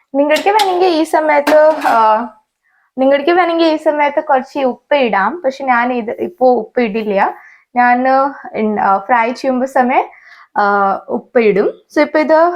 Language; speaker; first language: Malayalam; non-native, fluent; Hindi